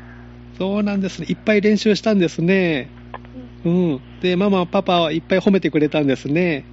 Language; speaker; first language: Japanese; native; Japanese